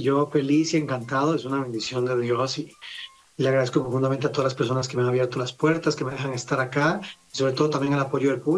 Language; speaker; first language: Spanish; native; Spanish